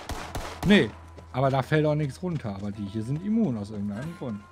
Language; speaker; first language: German; native; German